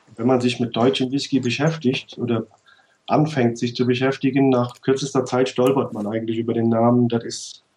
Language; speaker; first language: German; native; German